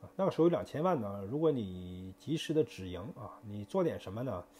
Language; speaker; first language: Chinese; native; Chinese